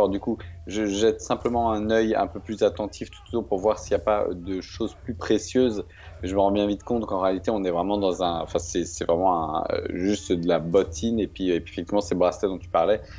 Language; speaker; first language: French; native; French